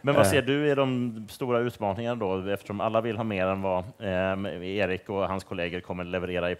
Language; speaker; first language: Swedish; native; Swedish